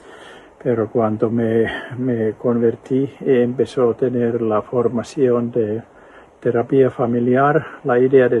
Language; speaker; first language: Spanish; non-native, fluent; Finnish